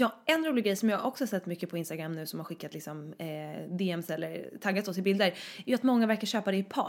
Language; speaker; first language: Swedish; native; Swedish